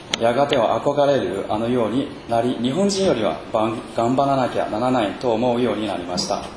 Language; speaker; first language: Japanese; non-native, fluent; Chinese